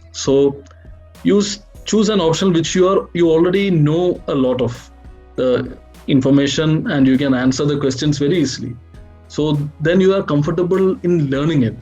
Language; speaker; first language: English; non-native, local second language; Malayalam